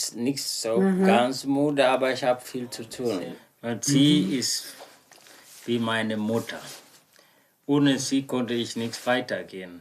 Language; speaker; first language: German; non-native, learner; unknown